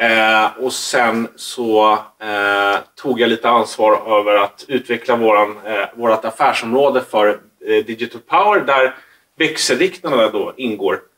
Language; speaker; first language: Swedish; native; Swedish